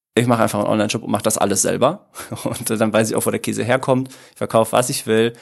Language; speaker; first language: German; early bilingual, other home language; Italian